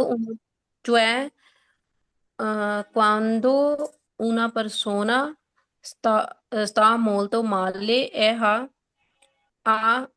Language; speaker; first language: Italian; non-native, learner; Punjabi